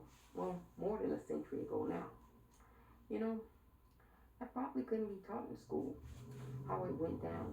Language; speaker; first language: English; native; English